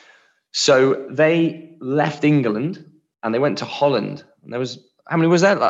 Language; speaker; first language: English; native; English